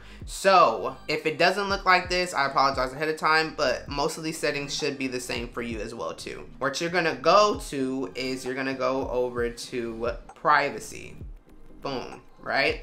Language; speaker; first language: English; native; English